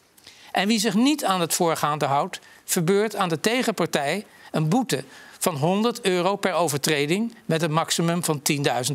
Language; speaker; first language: Dutch; native; Dutch